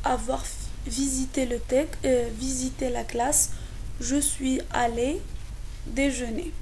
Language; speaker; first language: French; non-native, local second language; Arabic